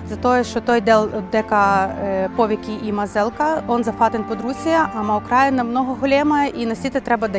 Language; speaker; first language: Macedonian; non-native, learner; Ukrainian